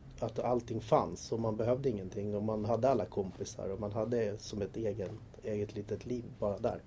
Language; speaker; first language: Swedish; native; Swedish